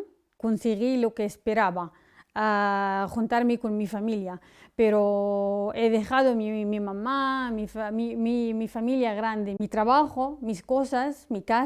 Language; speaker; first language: Spanish; non-native, fluent; Arabic